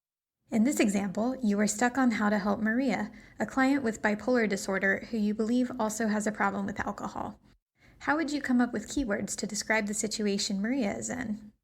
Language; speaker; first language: English; native; English